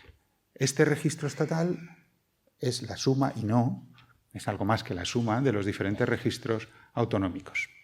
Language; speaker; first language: Spanish; native; Spanish